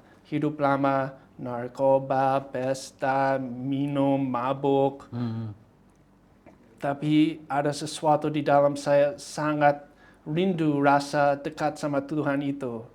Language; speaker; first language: Indonesian; non-native, fluent; English